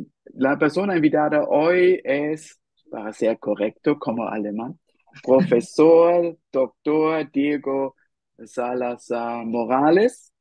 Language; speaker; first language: Spanish; non-native, fluent; German